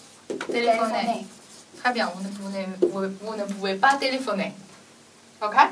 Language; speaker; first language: French; non-native, fluent; Chinese